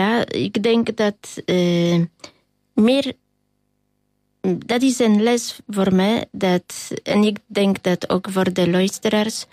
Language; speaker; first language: Dutch; non-native, fluent; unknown